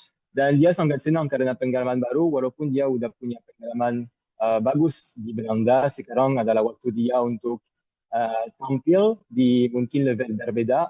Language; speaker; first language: Indonesian; non-native, fluent; French